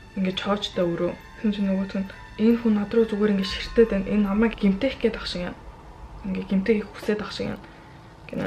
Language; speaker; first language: Mongolian; early bilingual, heritage; Mongolian